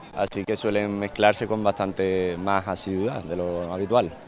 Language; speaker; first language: Spanish; non-native, fluent; English